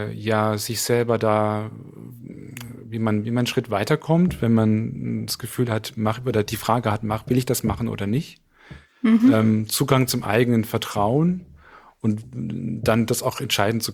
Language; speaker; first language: German; native; German